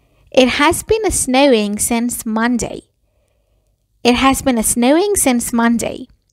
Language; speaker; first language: English; non-native, fluent; Persian